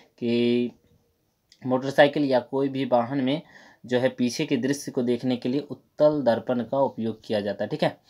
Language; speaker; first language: Hindi; native; Hindi